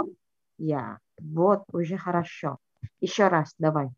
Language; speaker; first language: Russian; non-native, fluent; Indonesian